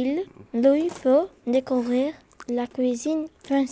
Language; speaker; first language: French; non-native, learner; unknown